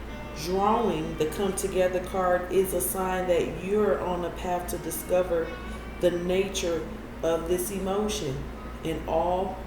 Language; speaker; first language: English; native; English